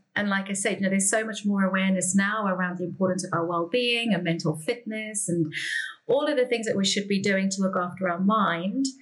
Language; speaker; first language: English; native; English